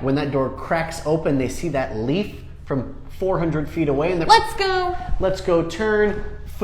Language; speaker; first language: English; native; English